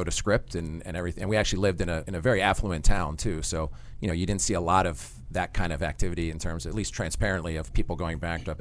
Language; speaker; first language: English; native; English